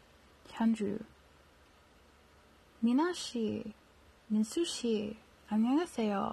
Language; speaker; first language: Korean; non-native, learner; English